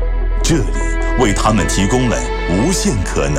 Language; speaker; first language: Chinese; native; Chinese